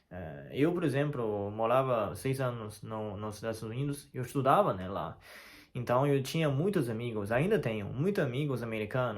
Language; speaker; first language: Portuguese; non-native, fluent; Chinese